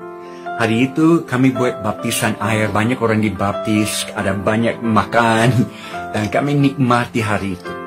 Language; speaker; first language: Indonesian; non-native, fluent; English